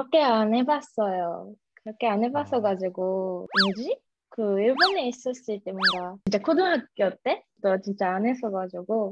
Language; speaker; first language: Korean; early bilingual, heritage; Japanese